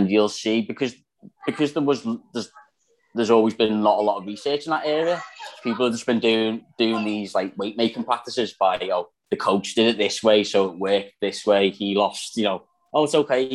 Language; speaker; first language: English; native; English